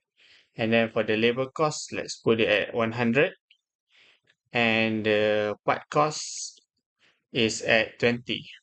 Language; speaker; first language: English; non-native, local second language; Malay